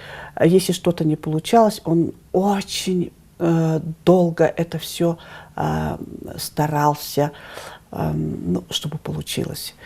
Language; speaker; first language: Russian; native; Russian